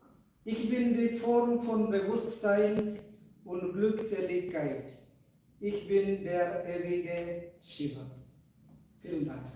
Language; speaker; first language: German; non-native, fluent; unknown